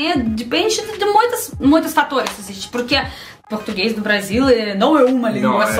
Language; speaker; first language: Portuguese; non-native, learner; Russian